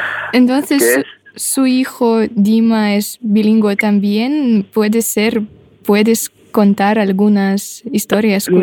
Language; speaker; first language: Spanish; non-native, fluent; Russian